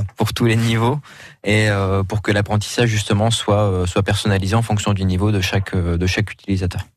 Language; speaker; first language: French; native; French